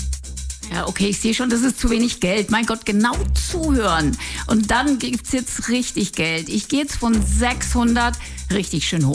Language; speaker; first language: German; native; German